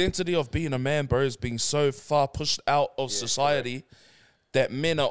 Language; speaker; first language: English; native; English